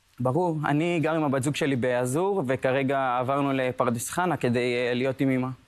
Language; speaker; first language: Hebrew; early bilingual, other home language; Spanish